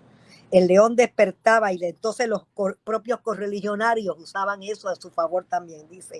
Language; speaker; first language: Spanish; native; Spanish